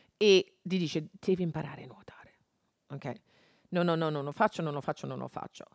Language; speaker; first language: Italian; non-native, fluent; English